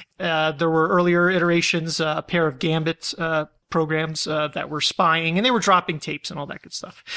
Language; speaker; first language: English; native; English